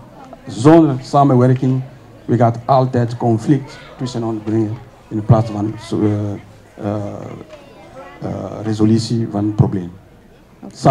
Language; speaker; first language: Dutch; non-native, learner; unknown